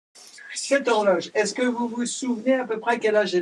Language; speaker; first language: French; native; French